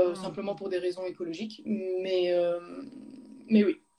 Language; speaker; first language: French; native; French